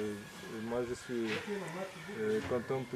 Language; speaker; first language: French; non-native, fluent; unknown